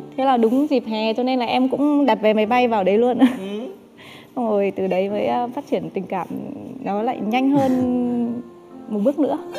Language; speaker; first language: Vietnamese; non-native, local second language; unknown